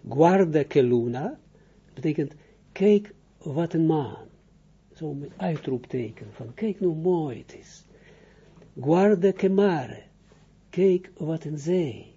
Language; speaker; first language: Dutch; non-native, fluent; Russian